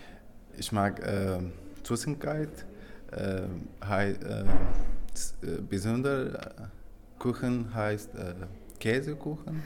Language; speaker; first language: German; non-native, learner; Arabic